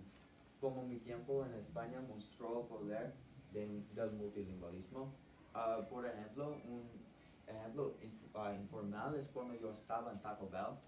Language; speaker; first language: Spanish; non-native, learner; English